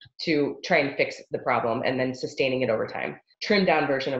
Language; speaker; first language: English; native; English